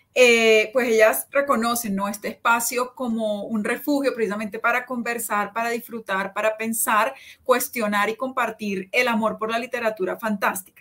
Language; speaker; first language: Spanish; native; Spanish